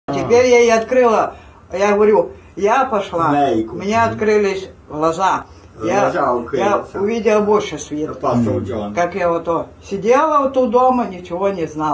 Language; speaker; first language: Russian; non-native, local second language; Ukrainian